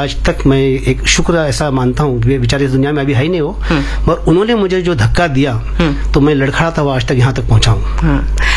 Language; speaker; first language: Hindi; non-native, local second language; Marathi